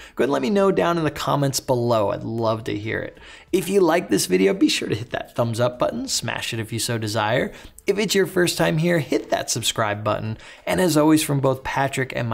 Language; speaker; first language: English; native; English